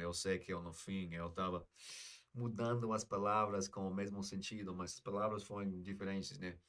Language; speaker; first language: Portuguese; non-native, fluent; English